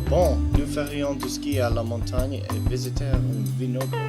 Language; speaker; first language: French; non-native, learner; English